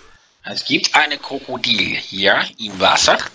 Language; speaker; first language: German; non-native, learner; Dutch